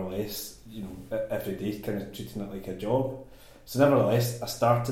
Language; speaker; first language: English; native; English